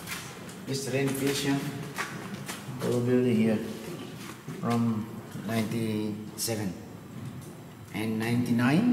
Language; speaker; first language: English; non-native, learner; Indonesian